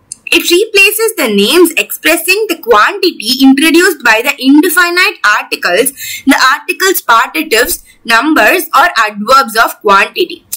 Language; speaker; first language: English; non-native, local second language; Tamil